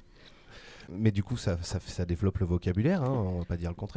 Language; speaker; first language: French; native; French